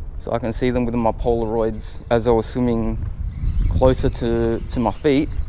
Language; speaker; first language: English; native; English